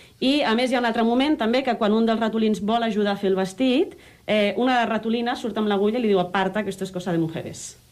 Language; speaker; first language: Catalan; native; Catalan